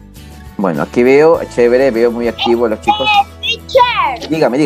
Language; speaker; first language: Spanish; native; Spanish